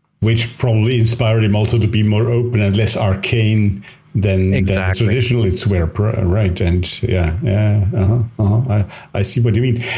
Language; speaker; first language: English; non-native, fluent; German